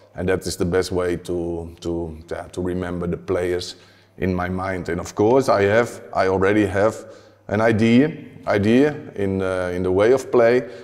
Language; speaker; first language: English; non-native, fluent; Dutch